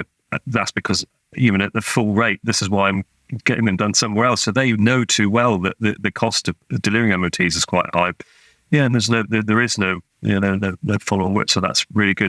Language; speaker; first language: English; native; English